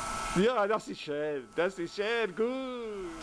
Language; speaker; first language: German; non-native, learner; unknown